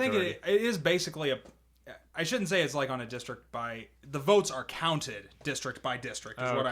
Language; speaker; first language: English; native; English